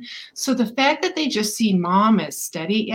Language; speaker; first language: English; native; English